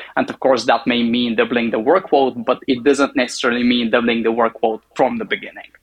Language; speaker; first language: English; non-native, fluent; Bulgarian